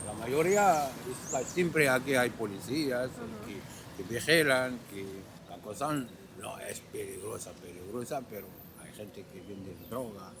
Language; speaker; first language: Spanish; non-native, learner; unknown